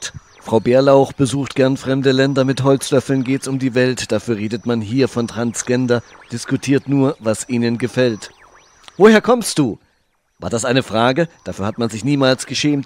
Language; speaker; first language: German; native; German